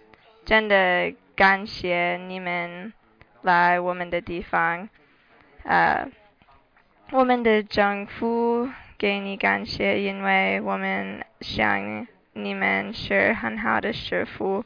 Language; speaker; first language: Chinese; non-native, learner; English